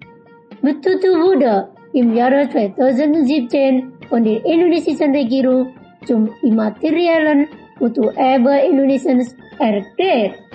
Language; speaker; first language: German; non-native, fluent; Indonesian